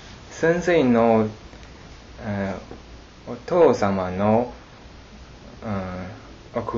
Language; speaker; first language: Japanese; non-native, learner; Chinese